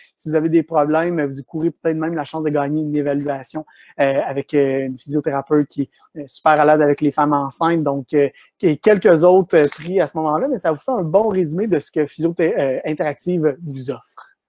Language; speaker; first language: French; native; French